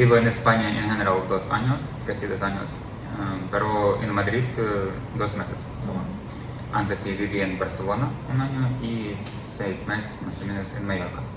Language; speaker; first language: Spanish; non-native, learner; Ukrainian